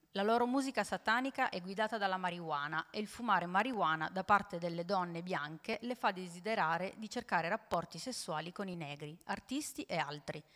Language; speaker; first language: Italian; native; Italian